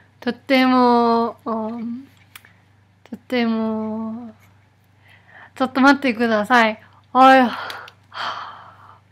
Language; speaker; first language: Japanese; non-native, learner; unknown